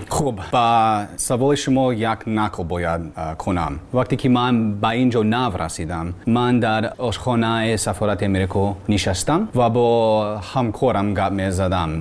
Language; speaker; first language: Tajik; non-native, learner; English